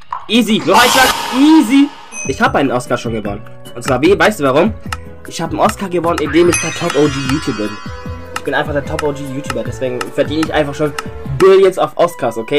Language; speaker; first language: German; native; German